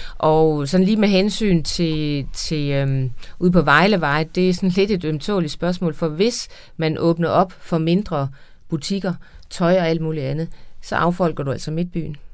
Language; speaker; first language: Danish; native; Danish